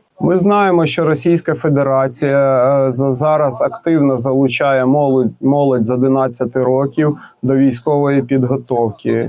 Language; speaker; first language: Ukrainian; native; Ukrainian